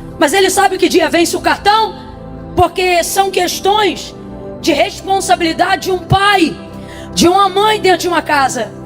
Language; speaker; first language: Portuguese; native; Portuguese